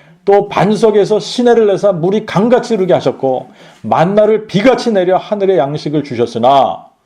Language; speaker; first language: Korean; native; Korean